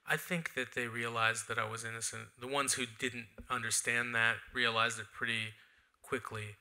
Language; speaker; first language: English; native; English